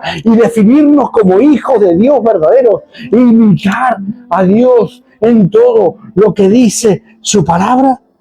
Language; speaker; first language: Spanish; native; Spanish